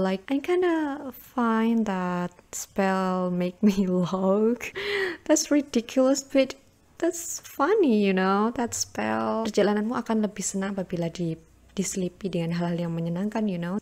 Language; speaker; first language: English; non-native, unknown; Indonesian